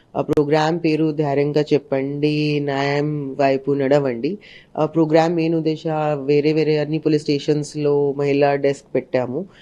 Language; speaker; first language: Telugu; non-native, learner; Hindi